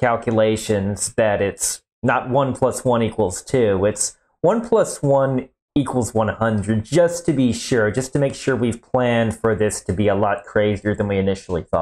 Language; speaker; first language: English; native; English